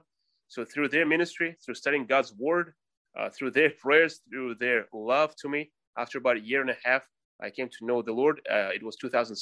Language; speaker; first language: English; non-native, fluent; Russian